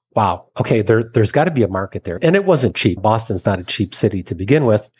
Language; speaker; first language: English; native; English